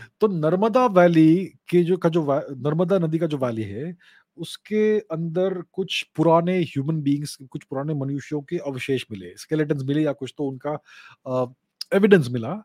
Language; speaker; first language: Hindi; non-native, local second language; Gujarati